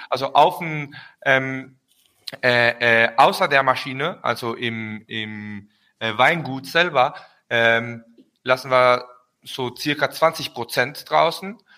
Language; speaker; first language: German; early bilingual, heritage; Spanish